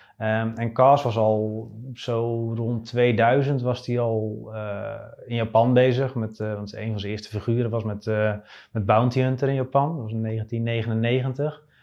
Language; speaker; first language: Dutch; native; Dutch